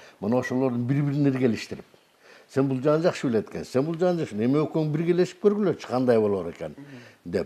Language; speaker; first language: Kyrgyz; native; Kyrgyz